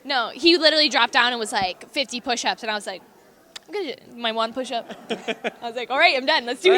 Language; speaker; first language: English; native; English